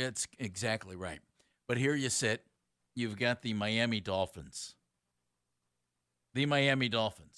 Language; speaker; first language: English; native; English